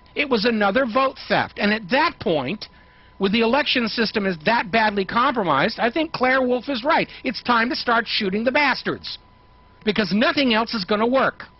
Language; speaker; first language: English; native; English